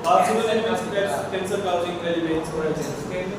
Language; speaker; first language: English; non-native, local second language; Hindi